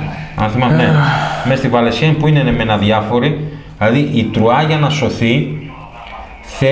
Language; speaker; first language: Greek; native; Greek